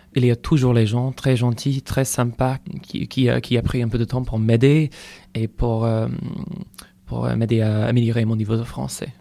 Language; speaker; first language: French; non-native, fluent; English